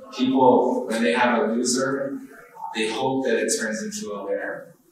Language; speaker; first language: English; native; English